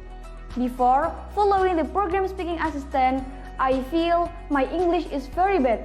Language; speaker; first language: English; non-native, learner; Indonesian